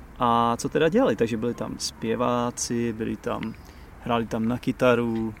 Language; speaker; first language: Czech; native; Czech